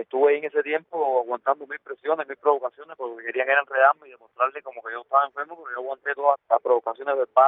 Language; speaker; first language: Spanish; native; Spanish